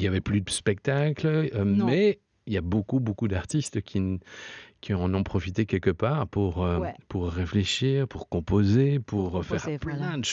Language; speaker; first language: French; native; French